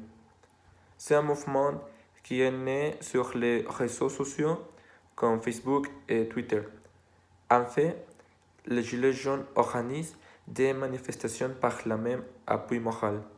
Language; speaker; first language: French; non-native, learner; Spanish